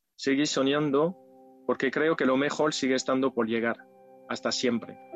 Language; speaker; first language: Spanish; non-native, fluent; French